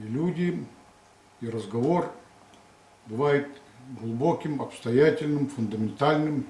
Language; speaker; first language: Russian; non-native, local second language; Yakut